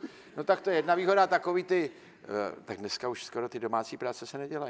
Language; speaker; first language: Czech; native; Czech